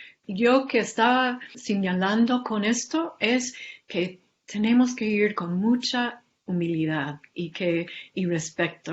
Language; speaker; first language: Spanish; non-native, fluent; English